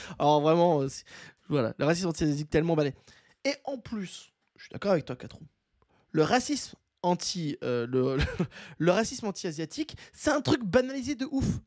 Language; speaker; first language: French; native; French